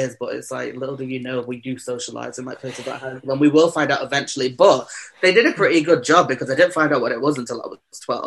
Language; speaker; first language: English; native; English